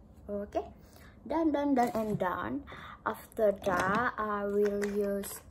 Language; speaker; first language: English; non-native, learner; Indonesian